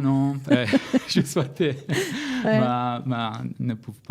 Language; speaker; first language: French; non-native, learner; Hebrew